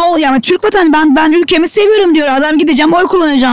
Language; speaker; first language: Turkish; native; Turkish